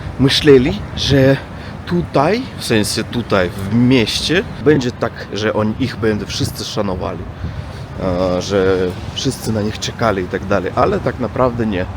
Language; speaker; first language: Polish; non-native, learner; Russian